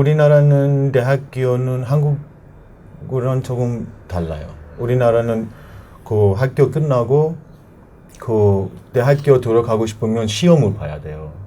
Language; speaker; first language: Korean; non-native, learner; Persian